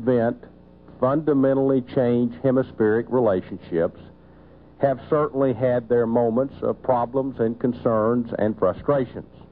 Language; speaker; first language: English; native; English